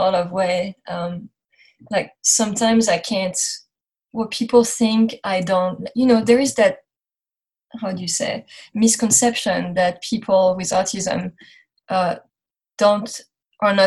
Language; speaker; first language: English; non-native, fluent; French